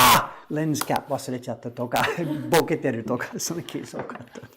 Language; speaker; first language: Japanese; non-native, fluent; English